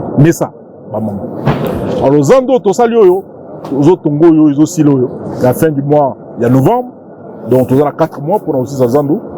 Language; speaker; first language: Lingala; native; Lingala